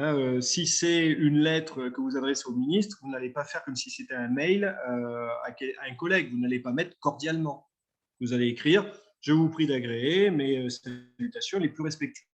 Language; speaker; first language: French; native; French